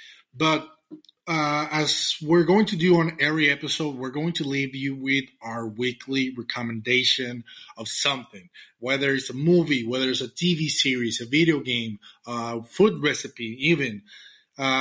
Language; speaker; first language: English; non-native, fluent; Spanish